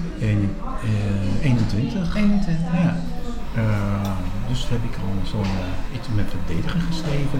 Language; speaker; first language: Dutch; non-native, fluent; Spanish